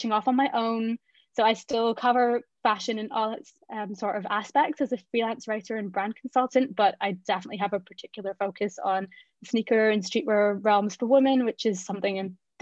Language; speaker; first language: English; native; English